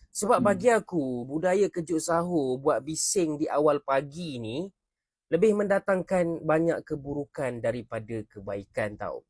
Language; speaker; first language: Malay; native; Malay